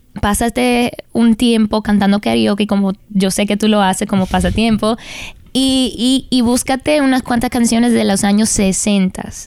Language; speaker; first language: Spanish; early bilingual, heritage; Spanish